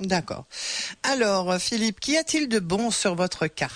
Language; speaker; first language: French; native; French